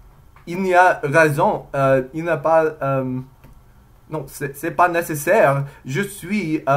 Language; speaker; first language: French; non-native, learner; English